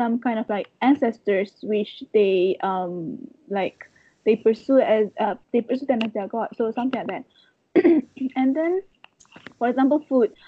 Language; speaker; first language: English; non-native, local second language; Malay